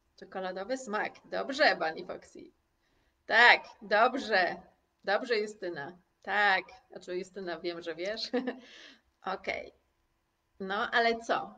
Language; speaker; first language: Polish; native; Polish